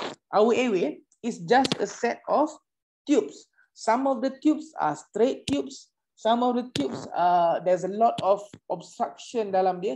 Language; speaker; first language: English; non-native, local second language; Malay